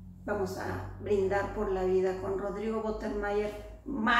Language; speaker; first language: Spanish; native; Spanish